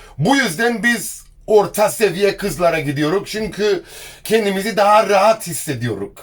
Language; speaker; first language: Turkish; early bilingual, heritage; Turkish